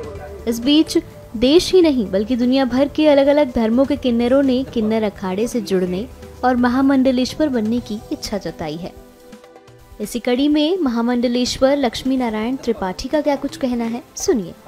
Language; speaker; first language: Hindi; native; Hindi